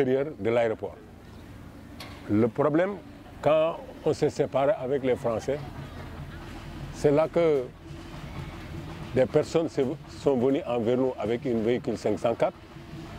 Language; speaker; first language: French; non-native, local second language; Wolof